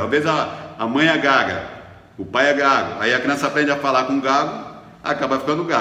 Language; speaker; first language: Portuguese; native; Portuguese